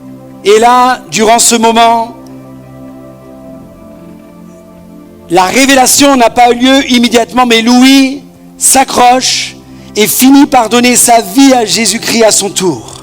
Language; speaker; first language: French; native; French